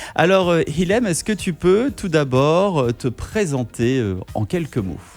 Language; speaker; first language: French; native; French